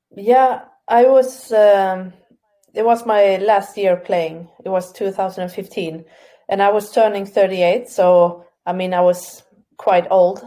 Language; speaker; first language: English; non-native, fluent; Swedish